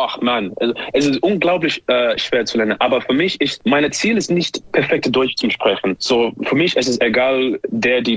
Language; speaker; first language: German; non-native, learner; English